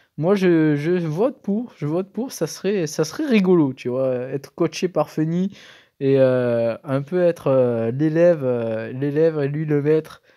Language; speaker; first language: French; native; French